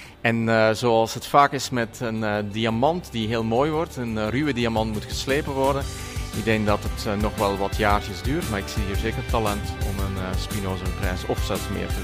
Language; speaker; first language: Dutch; native; Dutch